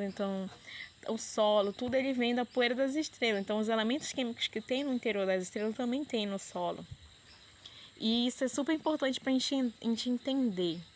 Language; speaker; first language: Portuguese; native; Portuguese